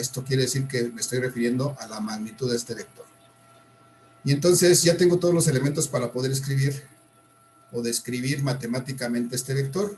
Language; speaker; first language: Spanish; native; Spanish